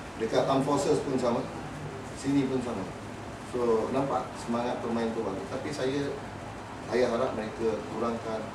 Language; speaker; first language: Malay; non-native, local second language; Tamil